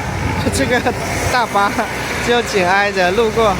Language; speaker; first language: Chinese; native; Chinese